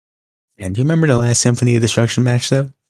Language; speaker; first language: English; native; English